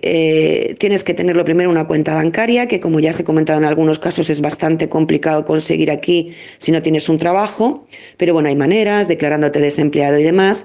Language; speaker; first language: Spanish; native; Spanish